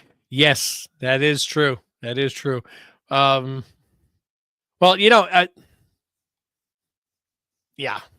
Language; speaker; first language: English; native; English